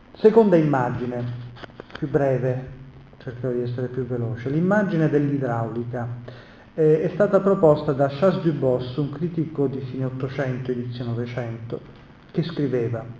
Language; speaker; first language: Italian; native; Italian